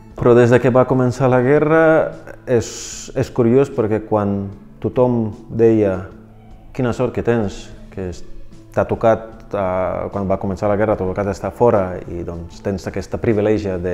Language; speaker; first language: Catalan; non-native, fluent; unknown